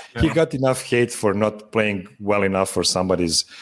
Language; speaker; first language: English; non-native, fluent; Serbian